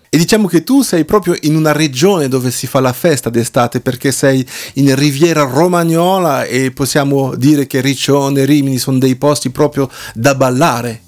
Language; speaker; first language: Italian; non-native, fluent; French